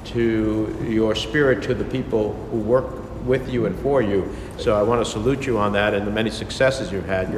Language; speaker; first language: English; early bilingual, other home language; Spanish